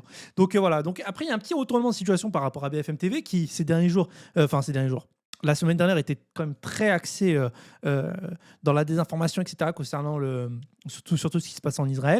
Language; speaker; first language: French; native; French